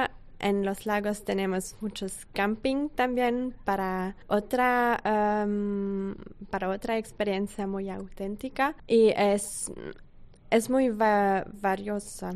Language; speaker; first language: Spanish; non-native, fluent; French